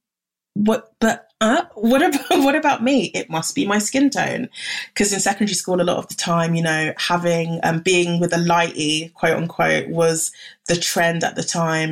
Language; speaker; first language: English; native; English